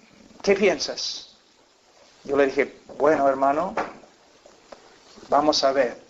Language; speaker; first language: Spanish; non-native, fluent; English